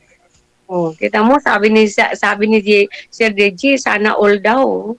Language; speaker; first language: Filipino; non-native, local second language; Cebuano